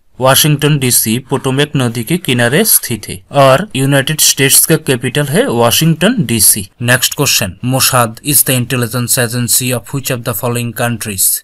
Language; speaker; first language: Hindi; non-native, local second language; Bangla